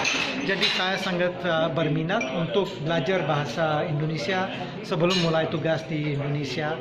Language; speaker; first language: Indonesian; non-native, fluent; English